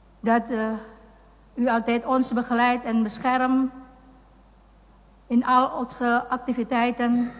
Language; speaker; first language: Dutch; non-native, fluent; Indonesian